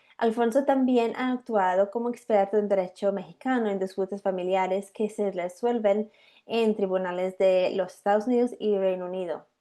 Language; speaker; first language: Spanish; non-native, fluent; English